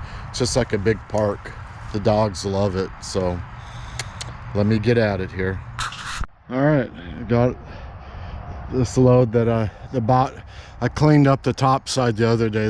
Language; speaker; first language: English; native; English